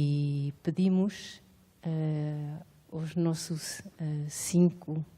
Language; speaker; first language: Portuguese; non-native, fluent; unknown